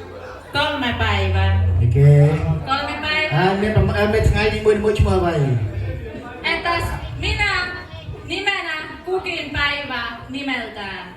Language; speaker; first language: Finnish; non-native, fluent; Khmer